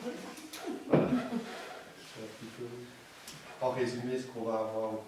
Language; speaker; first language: French; native; French